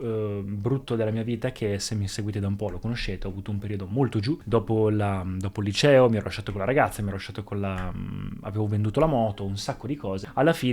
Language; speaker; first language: Italian; native; Italian